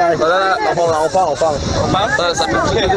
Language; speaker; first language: French; native; French